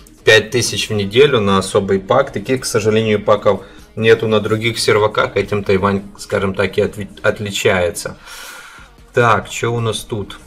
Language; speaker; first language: Russian; native; Russian